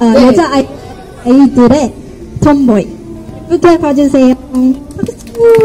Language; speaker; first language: Korean; non-native, fluent; Portuguese